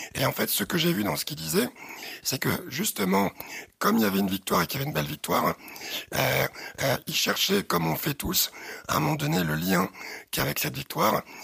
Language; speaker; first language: French; early bilingual, other home language; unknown